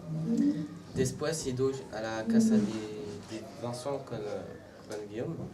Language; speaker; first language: Spanish; non-native, learner; French